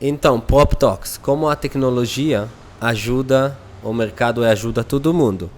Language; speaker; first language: Portuguese; non-native, learner; Hebrew